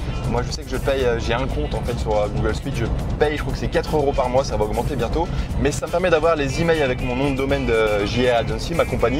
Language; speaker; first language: French; native; French